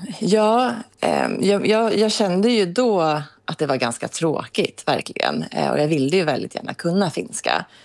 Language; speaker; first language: Swedish; native; Swedish